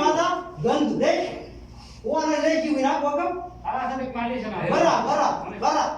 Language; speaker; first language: Arabic; non-native, learner; Hindi